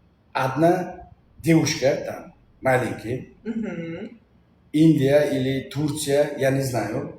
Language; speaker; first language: Russian; non-native, learner; Uzbek